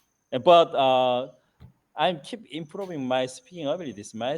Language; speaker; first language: English; non-native, learner; Korean